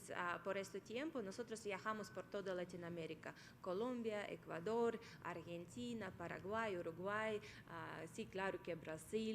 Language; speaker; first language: Spanish; non-native, fluent; Russian